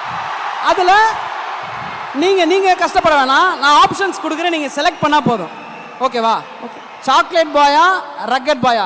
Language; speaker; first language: Tamil; native; Tamil